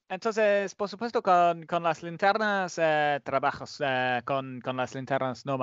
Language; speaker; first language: Spanish; non-native, fluent; English